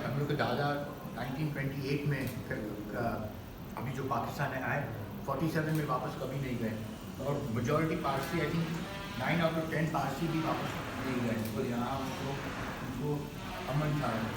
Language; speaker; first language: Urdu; non-native, local second language; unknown